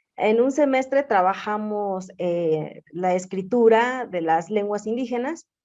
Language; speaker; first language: Spanish; non-native, local second language; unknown